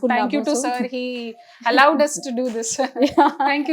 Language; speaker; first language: Telugu; non-native, learner; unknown